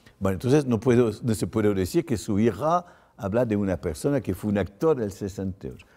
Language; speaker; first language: Spanish; non-native, fluent; French